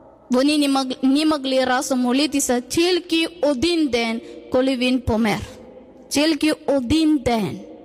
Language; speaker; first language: Ukrainian; non-native, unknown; Malayalam